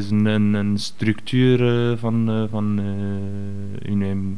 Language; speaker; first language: Dutch; non-native, fluent; Arabic